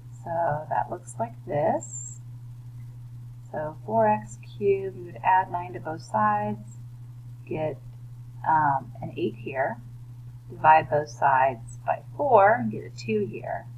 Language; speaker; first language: English; native; English